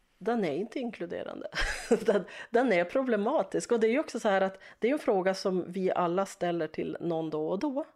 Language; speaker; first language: Swedish; native; Swedish